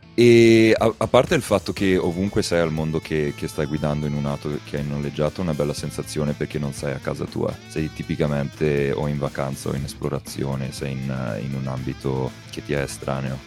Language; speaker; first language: Italian; early bilingual, heritage; Italian